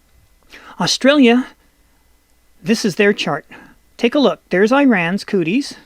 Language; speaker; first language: English; native; English